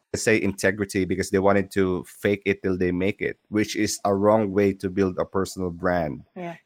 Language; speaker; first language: English; non-native, local second language; Filipino